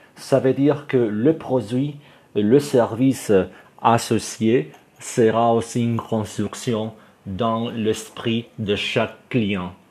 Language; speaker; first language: French; non-native, fluent; Spanish